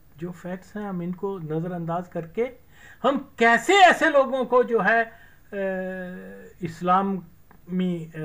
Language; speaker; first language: Urdu; non-native, local second language; Punjabi